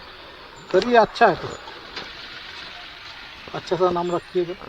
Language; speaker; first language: Hindi; non-native, local second language; Bangla